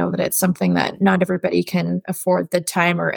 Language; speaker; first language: English; native; English